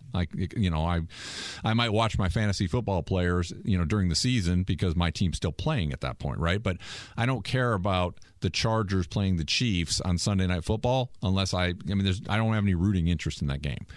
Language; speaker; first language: English; native; English